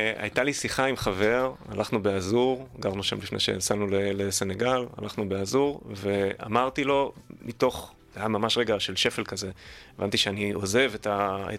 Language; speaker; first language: Hebrew; native; Hebrew